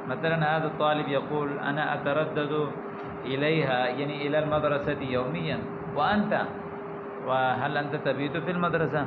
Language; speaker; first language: Arabic; non-native, fluent; Urdu